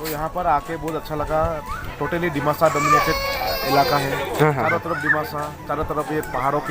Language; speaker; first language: Hindi; non-native, local second language; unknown